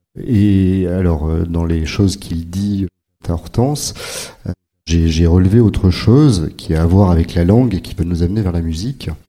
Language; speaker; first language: French; native; French